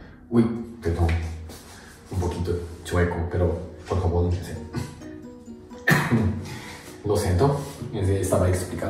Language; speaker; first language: Spanish; non-native, learner; Japanese